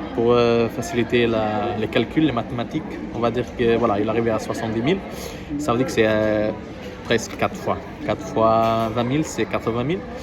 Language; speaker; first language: French; non-native, learner; Portuguese